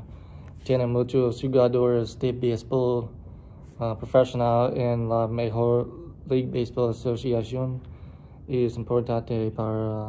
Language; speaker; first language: Spanish; non-native, learner; English